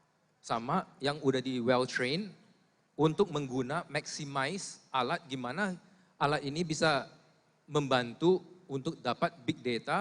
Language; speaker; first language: Indonesian; non-native, fluent; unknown